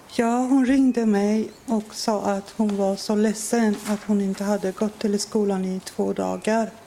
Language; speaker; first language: Swedish; non-native, fluent; Persian